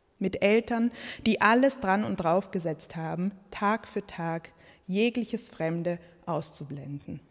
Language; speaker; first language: German; early bilingual, other home language; Croatian